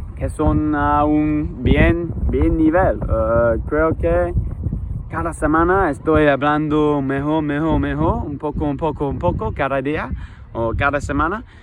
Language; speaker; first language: Spanish; non-native, learner; English